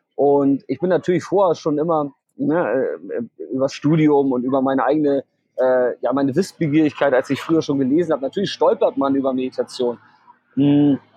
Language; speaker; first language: German; native; German